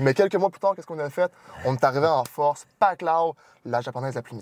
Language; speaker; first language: French; native; French